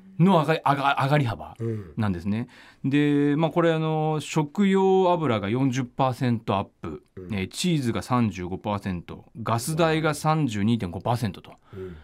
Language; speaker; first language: Japanese; native; Japanese